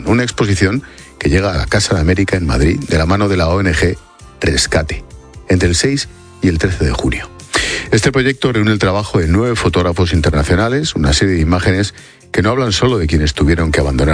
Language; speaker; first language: Spanish; native; Spanish